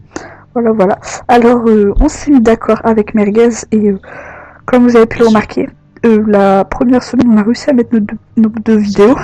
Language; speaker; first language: French; native; French